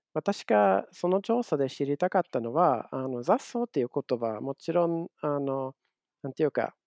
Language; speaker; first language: Japanese; non-native, fluent; German